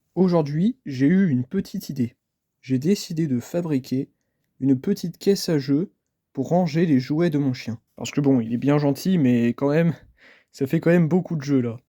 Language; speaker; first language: French; native; French